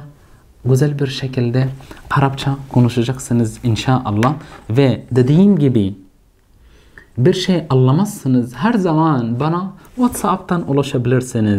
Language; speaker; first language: Turkish; non-native, fluent; Arabic